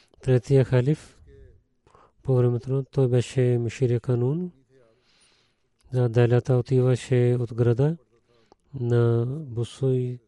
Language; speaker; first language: Bulgarian; non-native, learner; Urdu